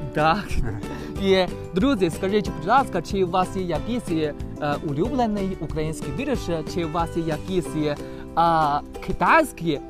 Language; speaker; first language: Ukrainian; non-native, learner; Chinese